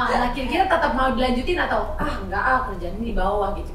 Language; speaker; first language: Indonesian; native; Indonesian